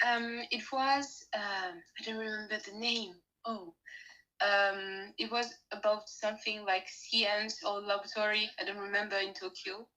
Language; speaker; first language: English; non-native, learner; French